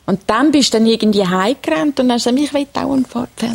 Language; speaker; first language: German; native; German